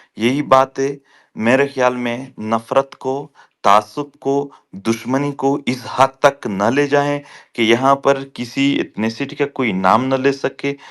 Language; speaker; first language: Urdu; non-native, local second language; Pashto